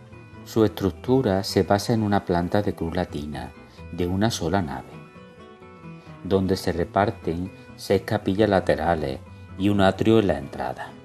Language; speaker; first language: Spanish; native; Spanish